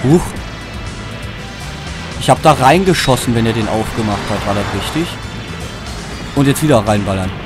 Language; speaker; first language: German; native; German